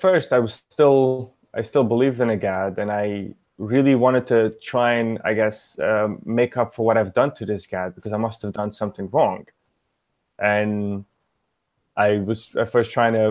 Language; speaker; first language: English; early bilingual, other home language; Yiddish